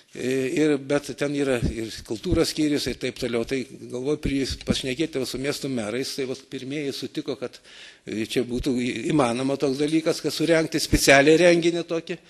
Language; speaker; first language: Lithuanian; native; Lithuanian